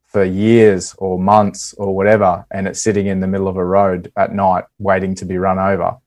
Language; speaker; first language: English; native; English